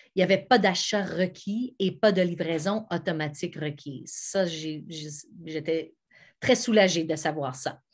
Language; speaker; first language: French; native; French